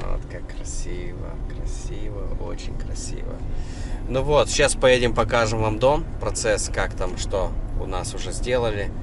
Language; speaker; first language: Russian; native; Russian